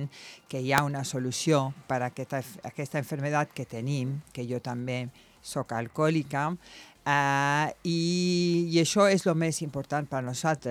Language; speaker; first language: Catalan; non-native, local second language; Spanish